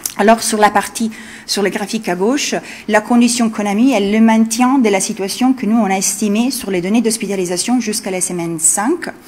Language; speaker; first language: French; non-native, fluent; Italian